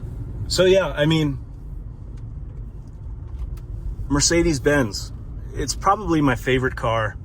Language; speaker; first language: English; native; English